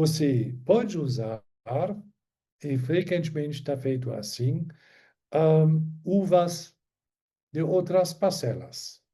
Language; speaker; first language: Portuguese; non-native, fluent; German